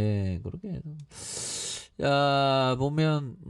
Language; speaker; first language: Korean; native; Korean